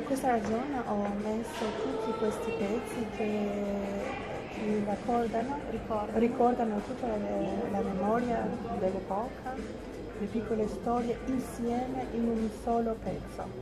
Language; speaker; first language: Italian; non-native, fluent; Albanian